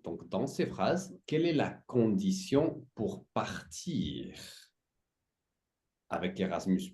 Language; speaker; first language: French; native; French